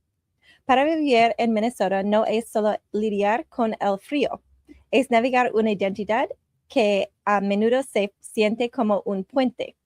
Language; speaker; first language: Spanish; non-native, learner; English